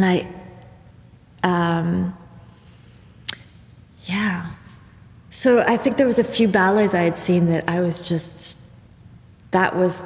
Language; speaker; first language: English; native; English